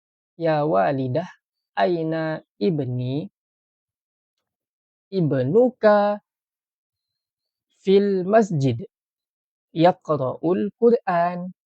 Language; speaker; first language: Arabic; non-native, fluent; Malay